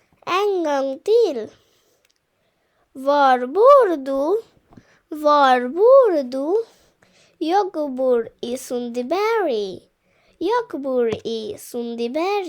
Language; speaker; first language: Swedish; non-native, fluent; Bangla